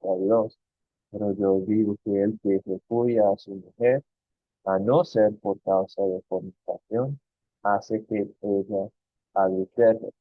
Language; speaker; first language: Spanish; non-native, fluent; English